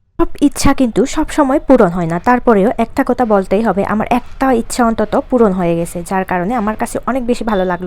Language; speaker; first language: Bangla; non-native, local second language; Chakma